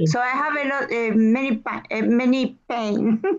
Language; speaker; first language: English; non-native, learner; Spanish